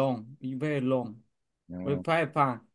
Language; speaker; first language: English; non-native, learner; Vietnamese